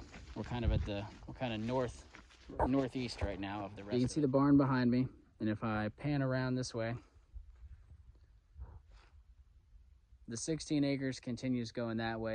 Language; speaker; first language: English; native; English